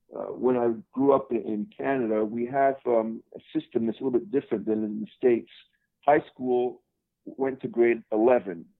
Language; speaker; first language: English; native; English